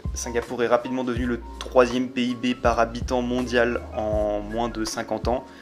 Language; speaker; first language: French; native; French